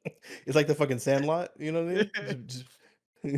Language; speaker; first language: English; native; English